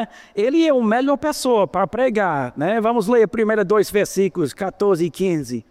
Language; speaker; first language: Portuguese; non-native, fluent; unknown